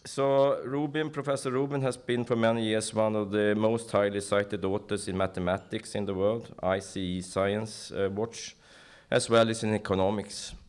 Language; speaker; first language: English; non-native, fluent; Norwegian